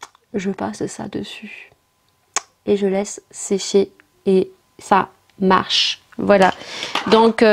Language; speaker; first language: French; native; French